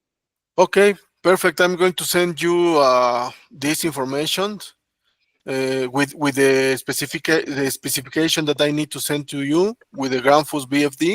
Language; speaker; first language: English; non-native, learner; Spanish